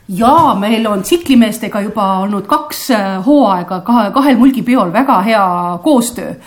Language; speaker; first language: Estonian; native; Estonian